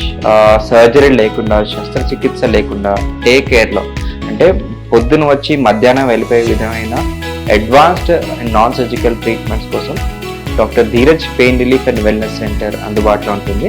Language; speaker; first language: Telugu; native; Telugu